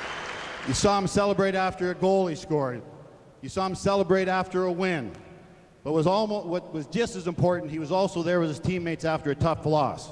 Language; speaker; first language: English; native; English